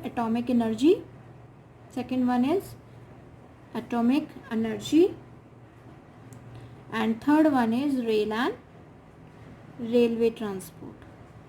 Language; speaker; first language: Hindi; native; Hindi